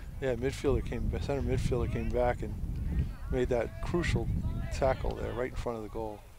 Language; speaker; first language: English; native; English